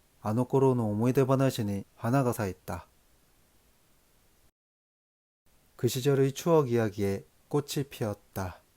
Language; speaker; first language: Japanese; non-native, learner; Korean